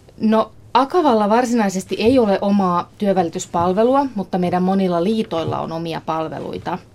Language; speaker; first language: Finnish; native; Finnish